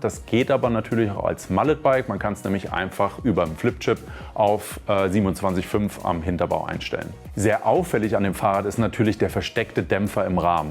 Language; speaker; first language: German; native; German